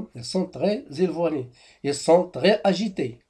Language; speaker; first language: French; non-native, local second language; Arabic